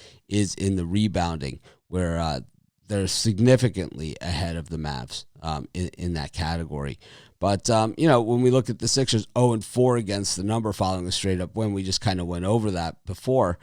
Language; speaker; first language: English; native; English